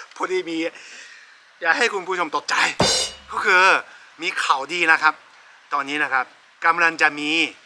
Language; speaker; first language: Thai; non-native, fluent; Japanese